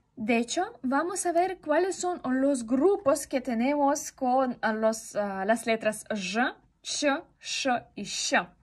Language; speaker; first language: Spanish; non-native, fluent; Russian